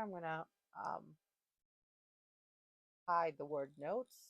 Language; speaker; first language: English; native; English